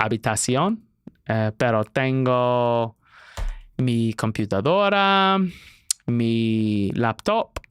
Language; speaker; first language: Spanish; non-native, learner; English